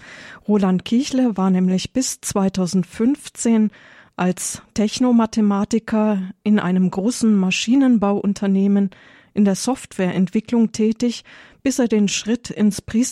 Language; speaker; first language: German; native; German